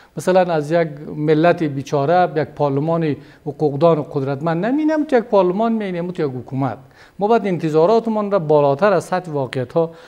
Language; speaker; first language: Persian; native; Persian